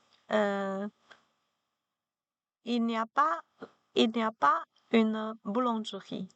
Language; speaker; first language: French; non-native, learner; Chinese